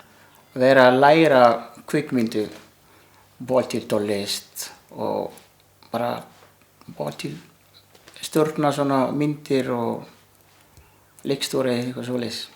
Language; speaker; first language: Icelandic; non-native, learner; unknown